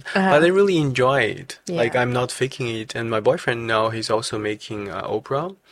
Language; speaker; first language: English; non-native, fluent; Chinese